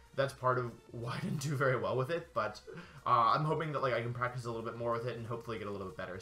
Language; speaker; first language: English; native; English